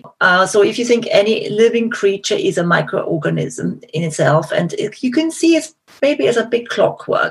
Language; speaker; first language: English; non-native, fluent; German